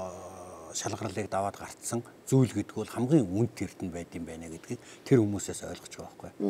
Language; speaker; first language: Mongolian; native; Mongolian